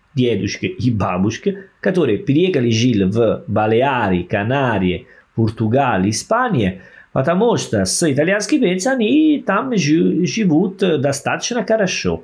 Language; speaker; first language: Russian; non-native, learner; Italian